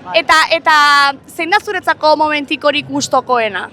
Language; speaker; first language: Basque; native; Basque